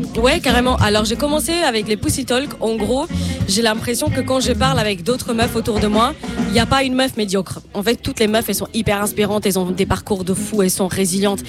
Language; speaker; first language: French; non-native, fluent; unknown